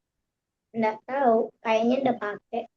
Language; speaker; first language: Indonesian; native; Indonesian